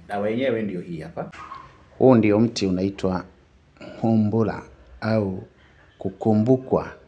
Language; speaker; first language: Swahili; non-native, local second language; Sukuma